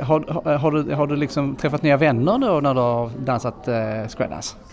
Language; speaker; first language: Swedish; native; Swedish